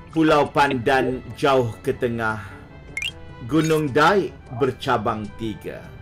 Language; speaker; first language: Malay; native; Malay